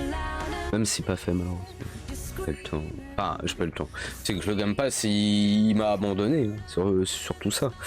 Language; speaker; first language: French; native; French